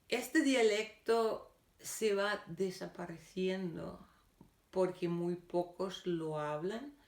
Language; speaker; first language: Spanish; non-native, fluent; Danish